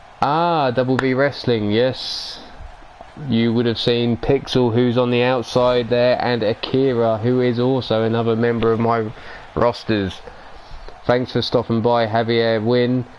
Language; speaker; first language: English; native; English